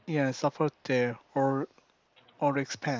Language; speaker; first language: English; non-native, learner; Korean